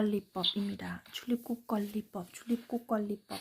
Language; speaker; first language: Korean; non-native, learner; Thai